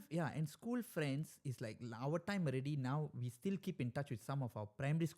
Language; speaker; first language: English; native; English